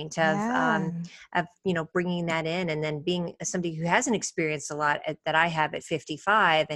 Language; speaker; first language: English; native; English